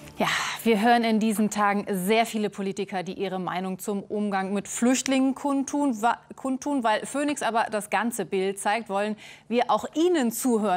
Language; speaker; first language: German; native; German